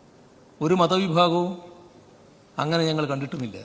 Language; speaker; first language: Malayalam; native; Malayalam